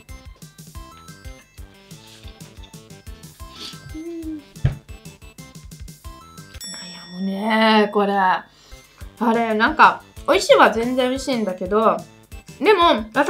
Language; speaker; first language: Japanese; non-native, fluent; Italian